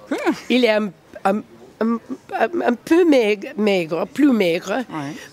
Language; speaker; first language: French; non-native, fluent; English